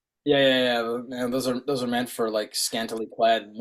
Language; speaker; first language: English; native; English